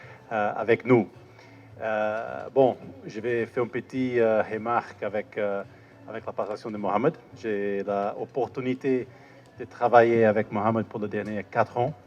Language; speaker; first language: French; non-native, fluent; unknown